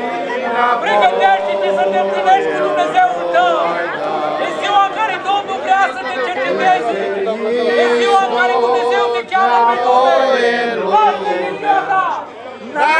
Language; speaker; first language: Romanian; native; Romanian